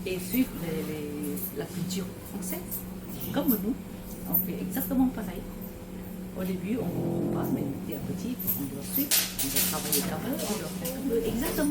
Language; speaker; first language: French; early bilingual, other home language; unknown